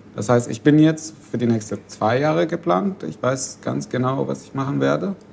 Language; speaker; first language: German; non-native, fluent; Arabic